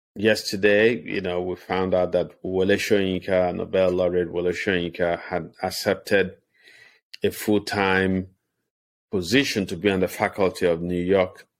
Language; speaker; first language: English; non-native, local second language; Igbo